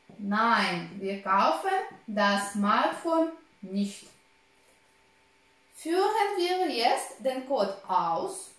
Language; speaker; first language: German; non-native, fluent; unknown